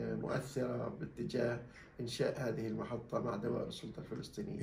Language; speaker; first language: Arabic; native; Arabic